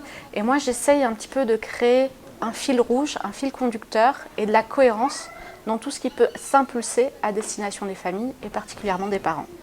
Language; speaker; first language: French; native; French